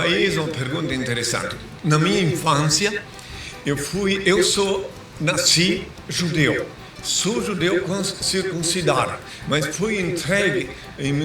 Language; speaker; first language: Portuguese; native; Portuguese